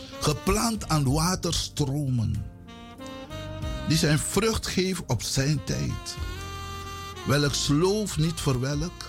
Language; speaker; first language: Dutch; non-native, local second language; Sranan Tongo